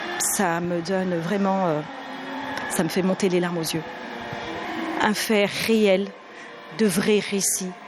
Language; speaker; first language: French; early bilingual, other home language; Arabic